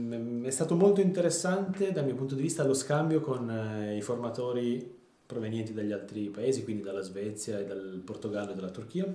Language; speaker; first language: Italian; native; Italian